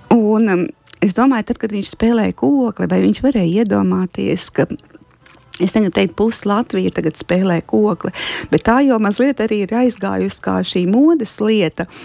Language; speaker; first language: Latvian; native; Latvian